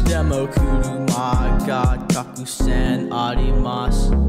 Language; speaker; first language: Japanese; non-native, learner; English